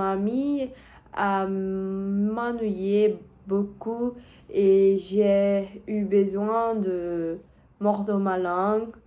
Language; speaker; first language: French; non-native, learner; Portuguese